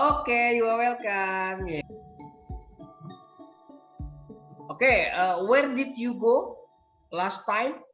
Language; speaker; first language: English; non-native, learner; Indonesian